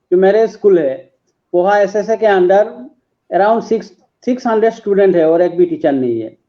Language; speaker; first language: Hindi; non-native, local second language; Bangla